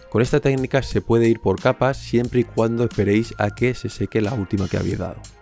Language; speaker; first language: Spanish; native; Spanish